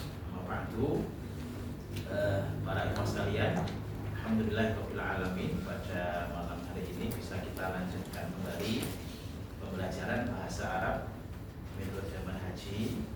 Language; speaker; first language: Indonesian; native; Indonesian